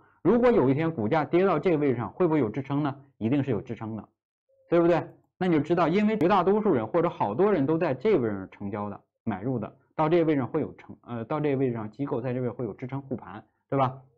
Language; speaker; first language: Chinese; native; Chinese